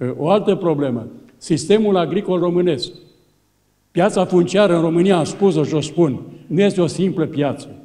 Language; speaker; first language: Romanian; native; Romanian